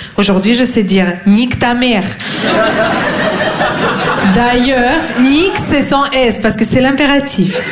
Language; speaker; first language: French; non-native, fluent; Russian